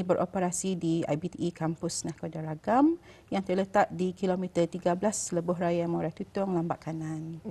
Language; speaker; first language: Malay; native; Malay